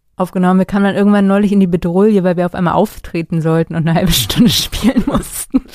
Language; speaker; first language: German; native; German